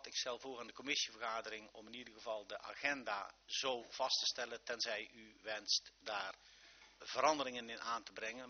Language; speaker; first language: Dutch; native; Dutch